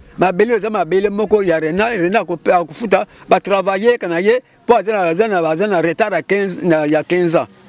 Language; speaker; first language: Lingala; non-native, local second language; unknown